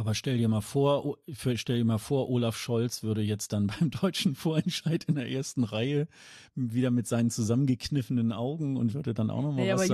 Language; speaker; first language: German; native; German